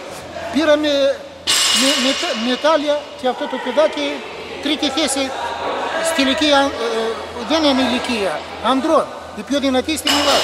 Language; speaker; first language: Greek; non-native, learner; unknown